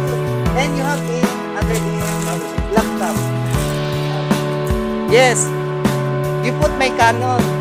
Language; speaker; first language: English; non-native, learner; Filipino